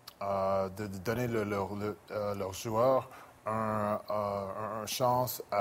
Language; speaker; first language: French; non-native, local second language; English